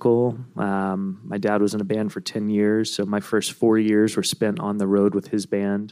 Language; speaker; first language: English; native; English